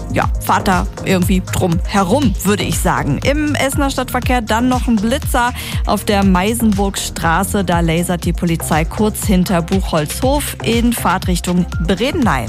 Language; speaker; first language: German; native; German